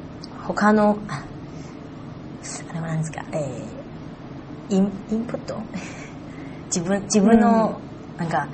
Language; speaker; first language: Japanese; non-native, learner; Chinese